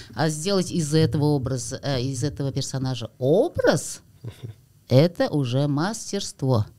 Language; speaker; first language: Russian; non-native, local second language; Kazakh